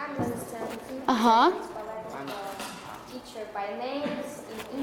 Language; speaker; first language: English; non-native, learner; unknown